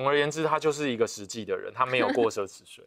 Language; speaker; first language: Chinese; native; Chinese